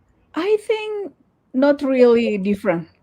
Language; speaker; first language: English; non-native, learner; Indonesian